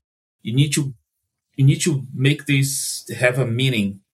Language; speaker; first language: English; non-native, fluent; Portuguese